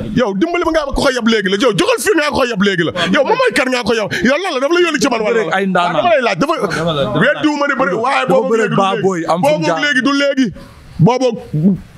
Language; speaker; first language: Wolof; native; Wolof